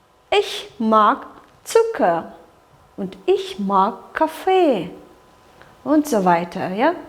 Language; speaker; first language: German; non-native, fluent; Kyrgyz